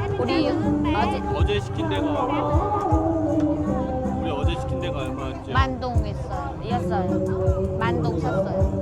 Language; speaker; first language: Korean; non-native, learner; Vietnamese